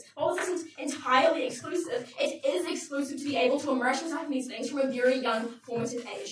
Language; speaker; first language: English; native; English